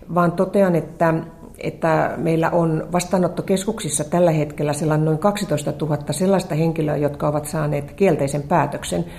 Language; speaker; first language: Finnish; native; Finnish